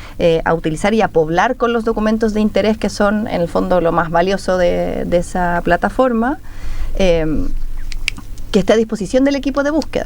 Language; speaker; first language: Spanish; native; Spanish